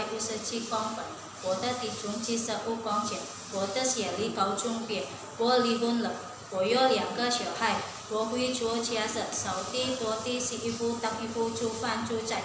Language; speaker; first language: Chinese; non-native, learner; Indonesian